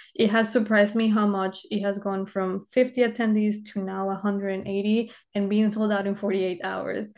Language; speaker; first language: English; early bilingual, other home language; Spanish